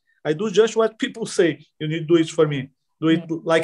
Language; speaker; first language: English; non-native, learner; Portuguese